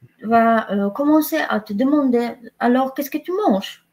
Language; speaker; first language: French; non-native, fluent; Polish